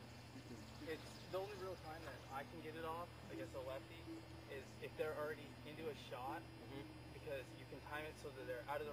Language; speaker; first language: English; native; English